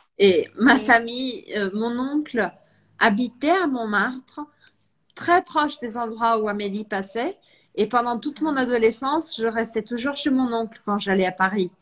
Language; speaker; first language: French; non-native, fluent; Portuguese